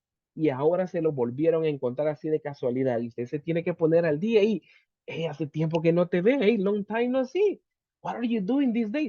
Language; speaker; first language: Spanish; native; Spanish